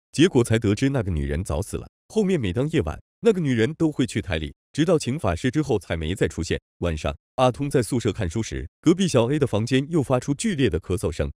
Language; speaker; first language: Chinese; native; Chinese